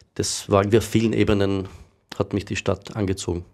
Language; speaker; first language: German; native; German